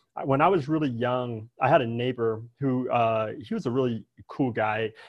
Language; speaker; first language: English; native; English